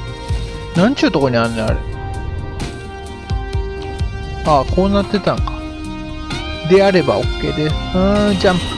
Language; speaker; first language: Japanese; native; Japanese